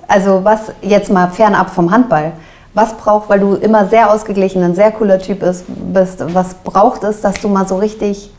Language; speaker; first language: German; native; German